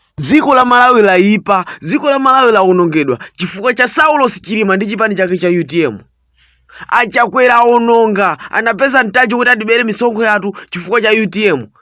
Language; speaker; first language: Nyanja; native; Nyanja